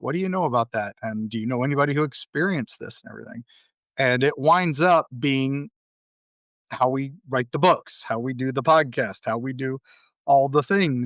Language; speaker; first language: English; native; English